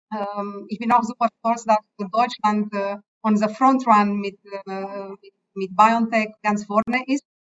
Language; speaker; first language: German; non-native, fluent; Romanian